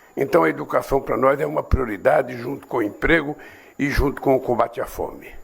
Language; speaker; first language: Portuguese; native; Portuguese